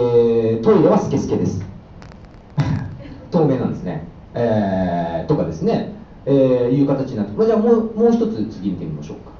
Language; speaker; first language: Japanese; native; Japanese